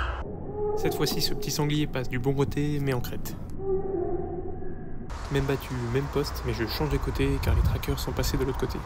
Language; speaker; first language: French; native; French